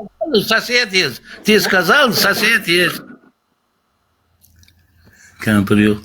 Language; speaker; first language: Russian; non-native, learner; Uzbek